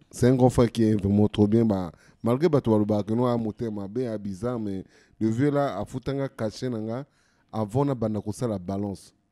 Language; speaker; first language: French; non-native, local second language; Lingala